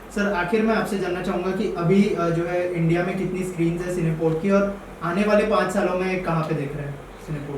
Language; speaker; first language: Hindi; native; Hindi